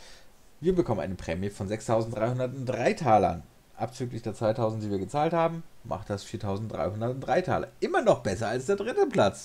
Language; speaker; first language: German; native; German